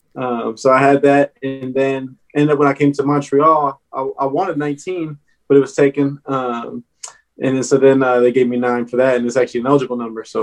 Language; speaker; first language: English; native; English